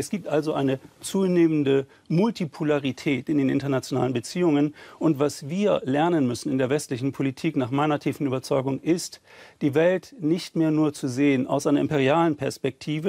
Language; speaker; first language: German; native; German